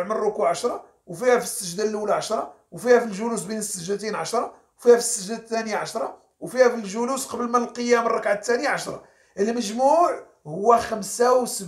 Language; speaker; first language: Arabic; native; Arabic